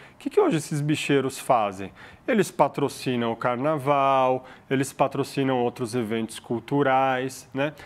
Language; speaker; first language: Portuguese; early bilingual, other home language; Arabic